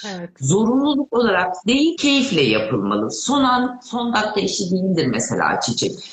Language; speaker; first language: Turkish; native; Turkish